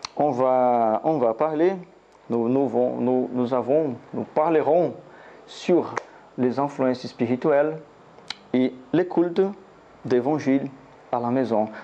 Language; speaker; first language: French; non-native, learner; Portuguese